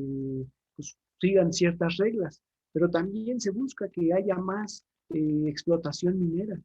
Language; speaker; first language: Spanish; native; Spanish